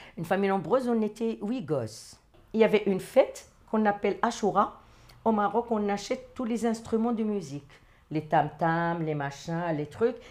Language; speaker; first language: French; non-native, local second language; Arabic